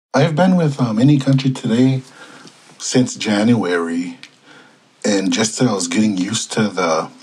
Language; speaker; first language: English; native; English